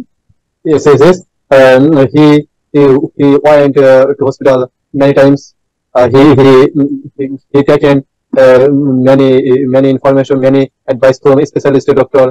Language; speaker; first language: English; non-native, learner; Bangla